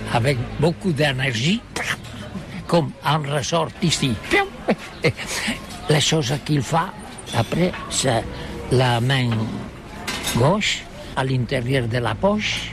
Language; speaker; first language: French; non-native, learner; Spanish